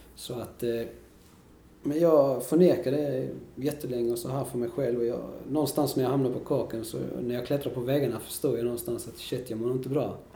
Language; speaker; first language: Swedish; early bilingual, other home language; Spanish